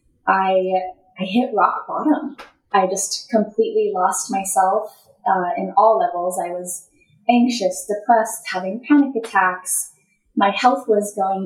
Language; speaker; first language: English; native; English